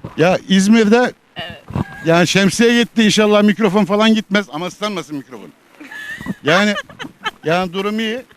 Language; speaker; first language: Turkish; native; Turkish